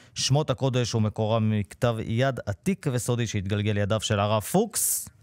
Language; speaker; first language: Hebrew; native; Hebrew